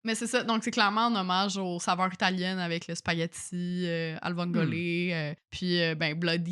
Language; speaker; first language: French; native; French